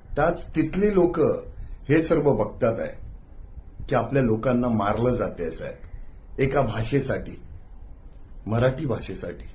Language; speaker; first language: Marathi; non-native, local second language; Hindi